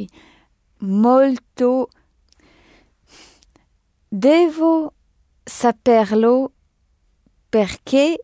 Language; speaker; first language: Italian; non-native, learner; French